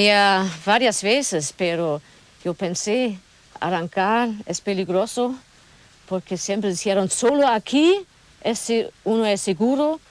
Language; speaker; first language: Spanish; early bilingual, other home language; German